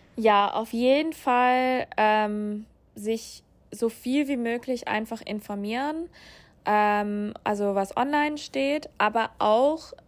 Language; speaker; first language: German; non-native, fluent; English